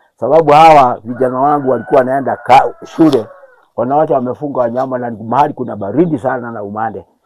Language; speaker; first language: Swahili; non-native, local second language; Kikuyu